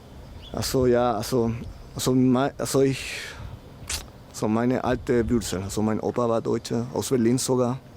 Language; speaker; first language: German; non-native, learner; Spanish